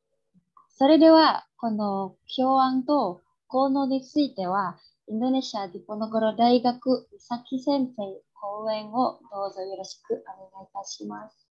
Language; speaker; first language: Japanese; non-native, fluent; Indonesian